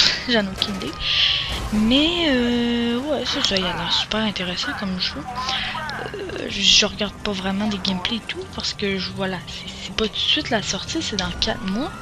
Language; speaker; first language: French; native; French